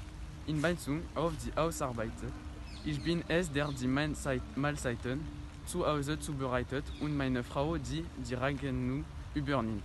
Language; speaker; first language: German; non-native, learner; French